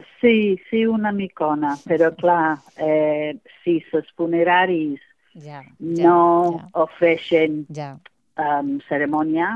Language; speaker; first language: Catalan; non-native, fluent; English